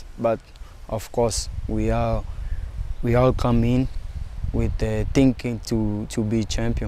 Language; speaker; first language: English; non-native, fluent; Portuguese